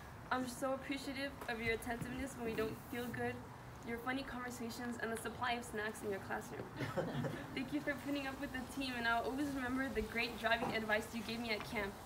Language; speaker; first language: English; early bilingual, other home language; Spanish